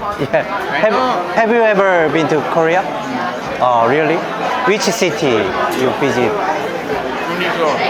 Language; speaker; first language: English; non-native, learner; Korean